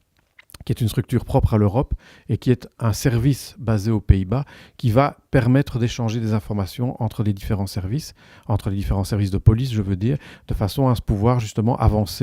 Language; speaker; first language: French; native; French